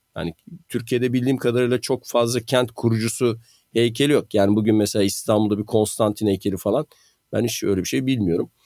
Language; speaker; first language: Turkish; native; Turkish